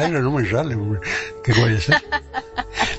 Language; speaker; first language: Spanish; native; Spanish